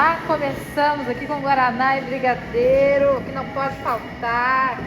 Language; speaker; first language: Portuguese; native; Portuguese